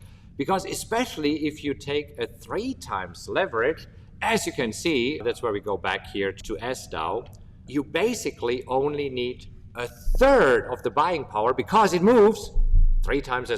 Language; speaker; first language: English; non-native, fluent; German